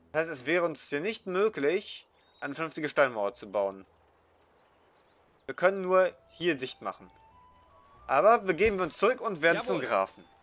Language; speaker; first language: German; native; German